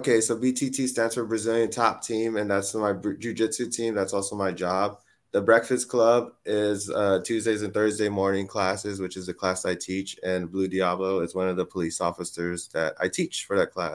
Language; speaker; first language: English; native; English